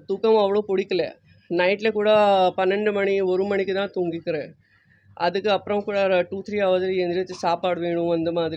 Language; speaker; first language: Tamil; non-native, fluent; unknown